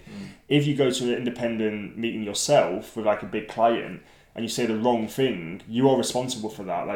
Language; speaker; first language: English; native; English